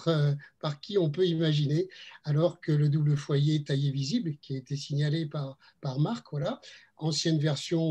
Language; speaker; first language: French; native; French